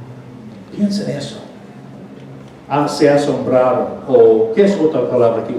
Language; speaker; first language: Spanish; non-native, fluent; English